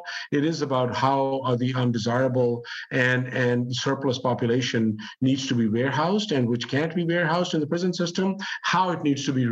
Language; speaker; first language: English; non-native, local second language; Urdu